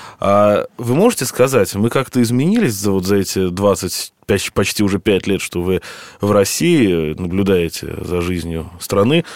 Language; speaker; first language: Russian; native; Russian